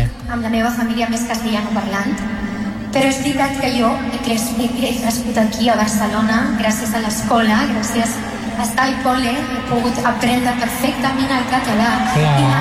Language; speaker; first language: Catalan; non-native, local second language; Spanish